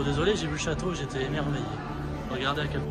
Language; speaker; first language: French; native; French